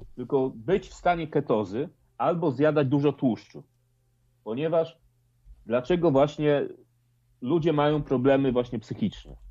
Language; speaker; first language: Polish; native; Polish